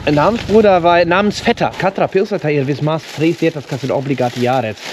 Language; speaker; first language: Latvian; non-native, fluent; German